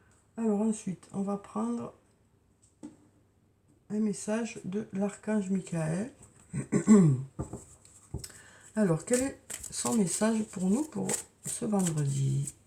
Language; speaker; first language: French; native; French